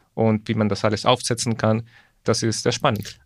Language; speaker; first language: German; non-native, fluent; Spanish